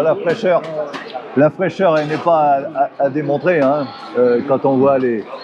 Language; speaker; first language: French; native; French